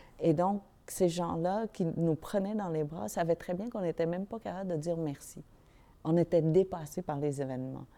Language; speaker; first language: French; early bilingual, other home language; Vietnamese